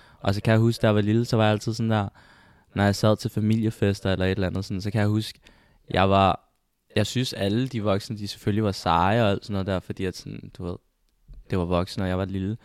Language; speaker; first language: Danish; early bilingual, other home language; Spanish